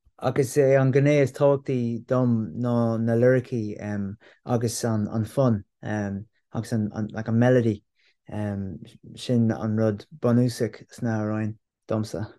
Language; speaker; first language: Irish; non-native, local second language; English